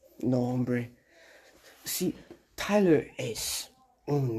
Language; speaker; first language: Spanish; non-native, learner; English